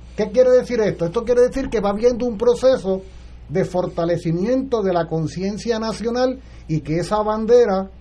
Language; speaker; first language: Spanish; native; Spanish